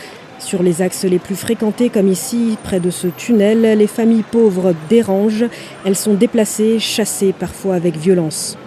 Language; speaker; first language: French; native; French